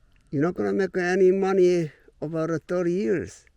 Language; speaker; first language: English; non-native, learner; Korean